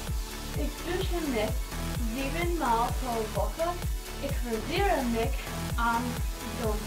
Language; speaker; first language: German; non-native, learner; English